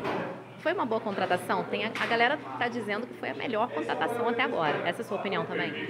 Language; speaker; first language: Portuguese; native; Portuguese